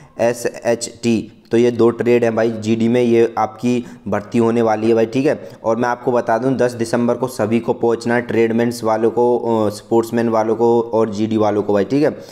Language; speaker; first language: Hindi; native; Hindi